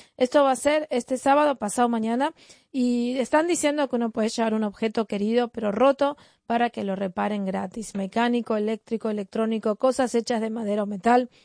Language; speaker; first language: Spanish; native; Spanish